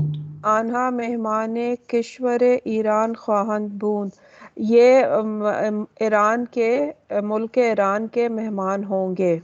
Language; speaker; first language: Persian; non-native, learner; Urdu